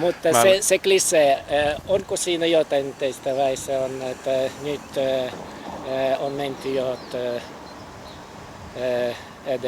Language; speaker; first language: Finnish; non-native, fluent; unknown